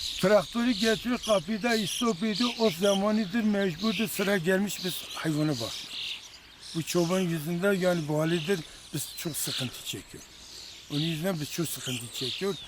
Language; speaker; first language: Turkish; non-native, local second language; Kurdish